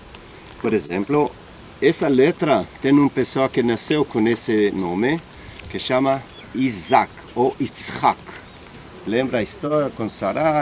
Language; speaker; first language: Portuguese; non-native, learner; Hebrew